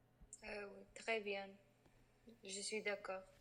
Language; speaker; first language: French; non-native, learner; Spanish